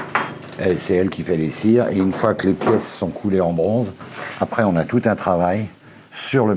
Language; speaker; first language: French; native; French